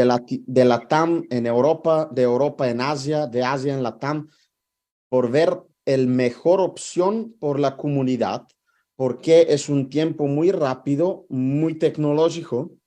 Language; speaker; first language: Spanish; non-native, fluent; Italian